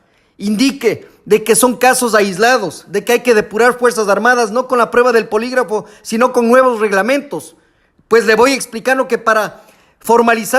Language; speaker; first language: Spanish; native; Spanish